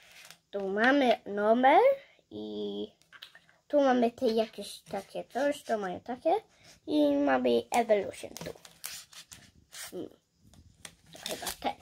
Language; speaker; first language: Polish; early bilingual, heritage; English